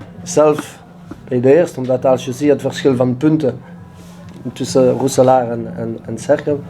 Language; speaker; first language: Dutch; non-native, learner; French